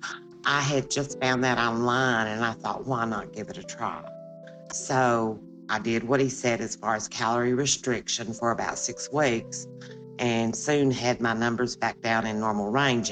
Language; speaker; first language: English; native; English